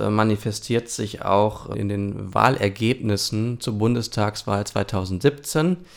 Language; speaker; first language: German; early bilingual, other home language; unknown